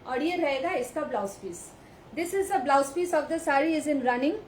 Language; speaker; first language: Hindi; non-native, local second language; Bangla